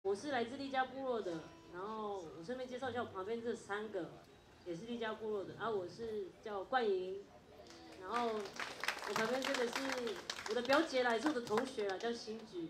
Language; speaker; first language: Chinese; native; Chinese